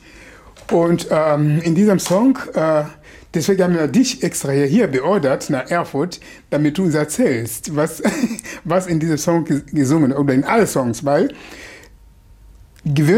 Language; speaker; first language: German; non-native, fluent; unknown